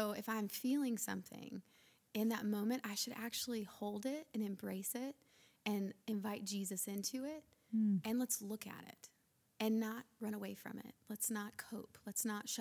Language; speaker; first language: English; native; English